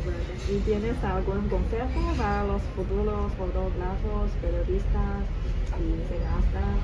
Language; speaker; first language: Spanish; non-native, learner; Chinese